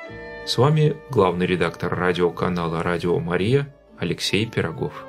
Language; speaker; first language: Russian; native; Russian